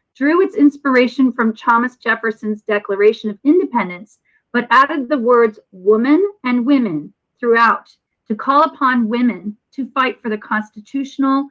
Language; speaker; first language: English; native; English